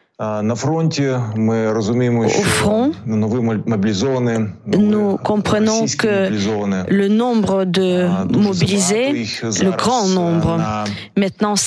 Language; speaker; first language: French; non-native, fluent; Ukrainian